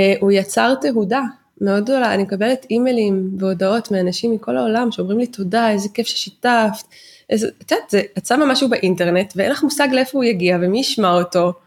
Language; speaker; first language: Hebrew; native; Hebrew